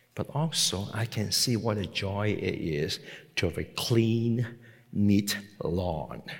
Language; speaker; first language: English; non-native, local second language; Cantonese